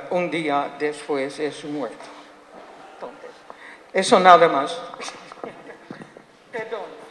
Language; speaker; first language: Spanish; non-native, fluent; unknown